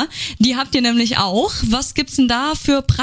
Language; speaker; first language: German; native; German